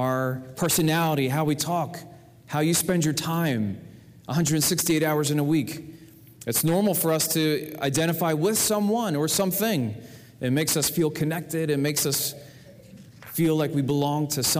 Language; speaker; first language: English; native; English